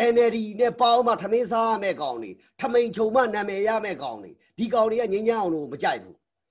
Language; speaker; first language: Burmese; native; Burmese